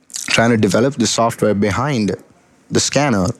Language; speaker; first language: English; non-native, local second language; Hindi